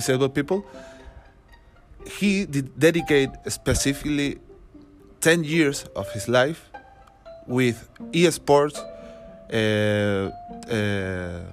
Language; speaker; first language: English; non-native, learner; Spanish